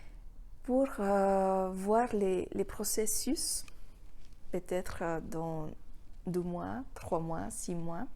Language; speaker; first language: French; non-native, fluent; Spanish